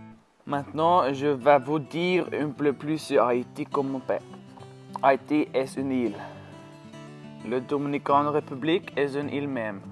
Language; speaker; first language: French; non-native, learner; Norwegian